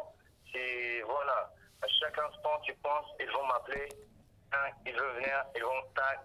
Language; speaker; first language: French; non-native, local second language; Arabic